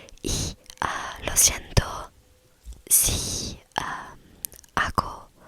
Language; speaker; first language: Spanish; non-native, learner; French